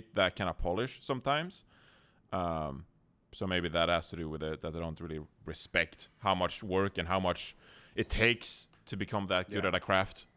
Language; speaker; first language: English; non-native, fluent; Swedish